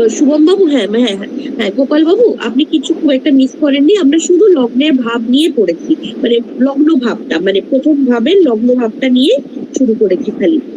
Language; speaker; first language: Bangla; non-native, local second language; Hindi